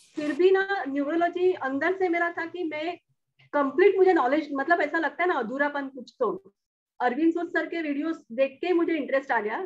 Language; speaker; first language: Hindi; non-native, local second language; Marathi